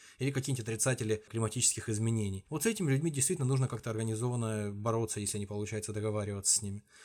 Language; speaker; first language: Russian; native; Russian